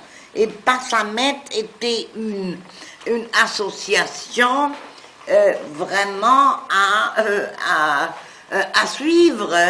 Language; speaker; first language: French; non-native, fluent; German